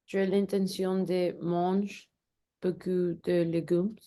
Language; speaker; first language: French; non-native, learner; Spanish